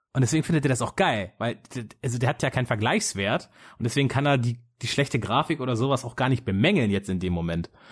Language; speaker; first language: German; native; German